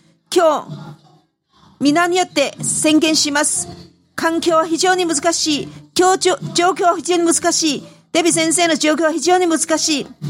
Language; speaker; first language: Japanese; non-native, fluent; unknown